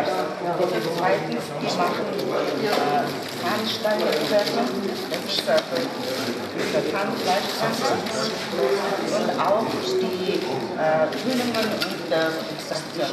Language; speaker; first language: German; non-native, learner; Mongolian